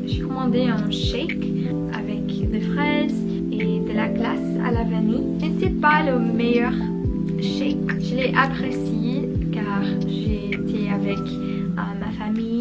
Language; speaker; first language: French; non-native, learner; Spanish